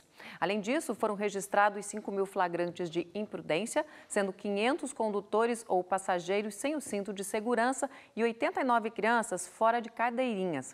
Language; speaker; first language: Portuguese; native; Portuguese